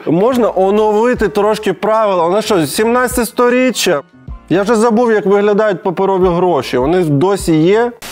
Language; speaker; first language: Ukrainian; non-native, local second language; Russian